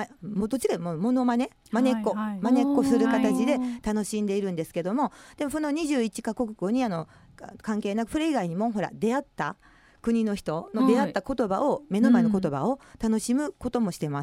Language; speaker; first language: Japanese; native; Japanese